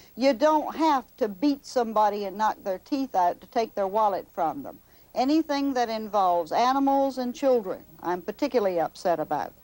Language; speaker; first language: English; native; English